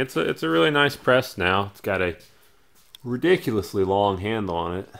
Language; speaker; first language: English; native; English